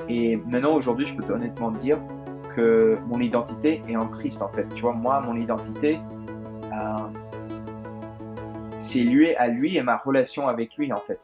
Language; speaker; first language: French; early bilingual, heritage; French